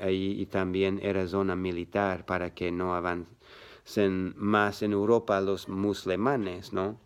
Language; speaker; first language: Spanish; non-native, learner; English